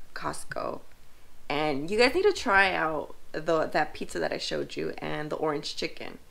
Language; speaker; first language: English; early bilingual, other home language; Spanish